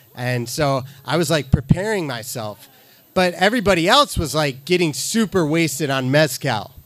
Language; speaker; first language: English; native; English